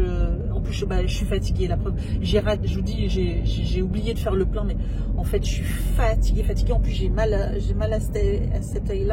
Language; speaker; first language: French; native; French